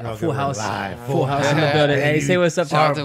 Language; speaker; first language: English; native; English